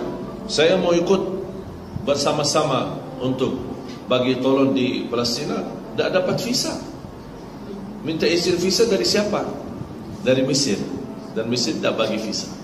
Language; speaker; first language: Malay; non-native, fluent; Arabic